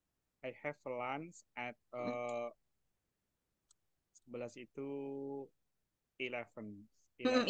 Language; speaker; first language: English; non-native, learner; Indonesian